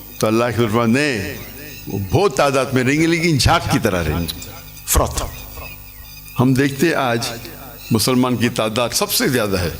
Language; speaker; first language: Urdu; non-native, local second language; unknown